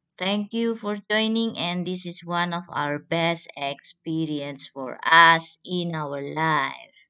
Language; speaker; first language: English; non-native, fluent; Indonesian